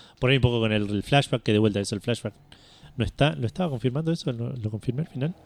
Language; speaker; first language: Spanish; native; Spanish